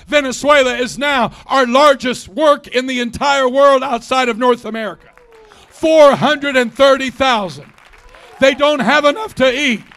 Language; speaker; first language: English; native; English